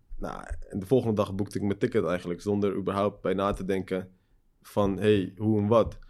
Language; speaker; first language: Dutch; early bilingual, other home language; Persian